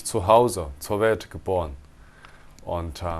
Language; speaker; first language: German; non-native, fluent; Chinese